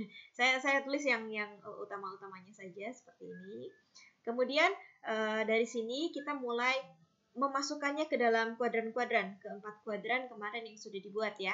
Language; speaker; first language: Indonesian; native; Indonesian